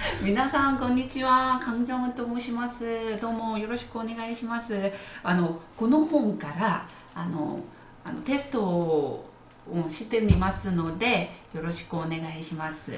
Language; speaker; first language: Japanese; non-native, fluent; Korean